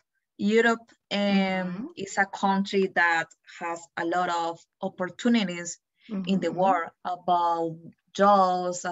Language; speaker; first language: English; non-native, learner; Spanish